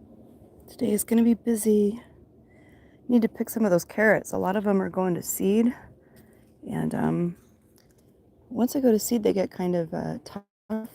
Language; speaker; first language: English; native; English